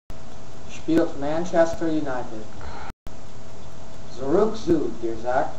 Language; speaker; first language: German; non-native, learner; English